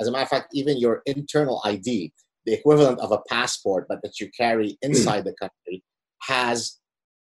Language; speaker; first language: English; early bilingual, other home language; Arabic